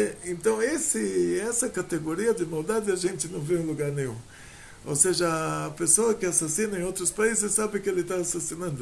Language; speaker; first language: Portuguese; native; Portuguese